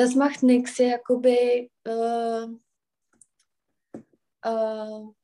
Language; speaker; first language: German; non-native, learner; Czech